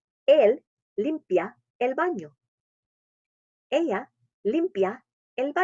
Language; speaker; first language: Spanish; non-native, fluent; English